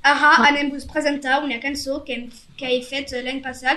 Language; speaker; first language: Catalan; native; Catalan